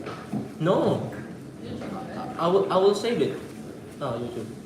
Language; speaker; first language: English; non-native, local second language; Filipino